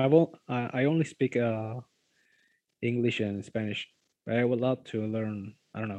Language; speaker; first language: English; non-native, fluent; Spanish